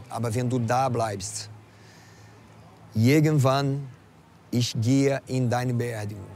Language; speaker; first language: German; non-native, fluent; Portuguese